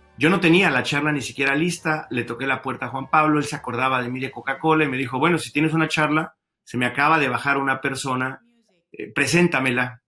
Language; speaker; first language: Spanish; native; Spanish